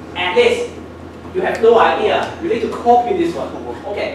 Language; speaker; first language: English; non-native, local second language; Chinese